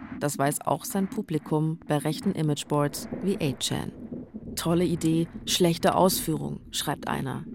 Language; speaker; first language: German; native; German